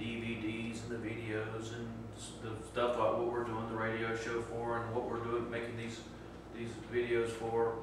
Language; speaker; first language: English; native; English